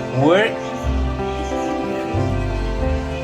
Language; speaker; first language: English; non-native, local second language; Malay